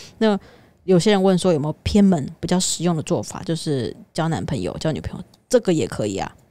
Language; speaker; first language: Chinese; native; Chinese